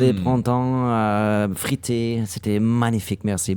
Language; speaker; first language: French; non-native, learner; German